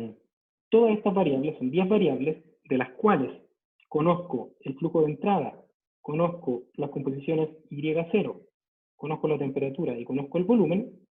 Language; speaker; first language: Spanish; native; Spanish